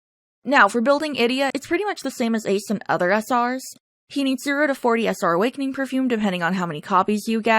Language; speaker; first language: English; native; English